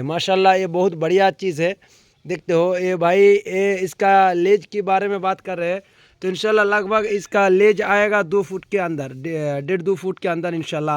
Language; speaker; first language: Hindi; non-native, local second language; Bangla